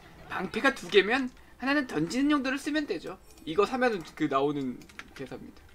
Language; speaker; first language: Korean; native; Korean